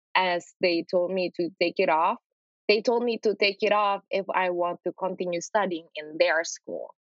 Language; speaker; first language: English; non-native, fluent; Indonesian